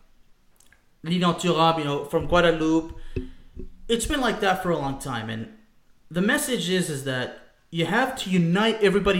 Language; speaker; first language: English; native; English